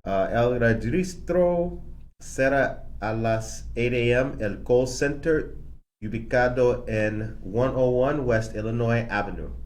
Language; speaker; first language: Spanish; non-native, learner; English